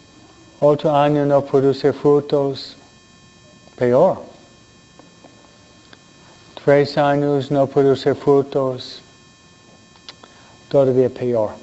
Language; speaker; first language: Spanish; non-native, fluent; English